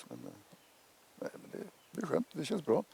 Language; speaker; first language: Swedish; native; Swedish